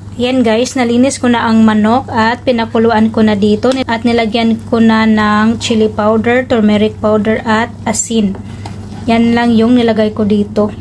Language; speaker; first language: Filipino; non-native, local second language; Cebuano